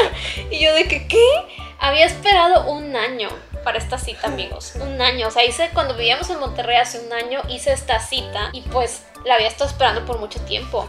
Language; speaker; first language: Spanish; native; Spanish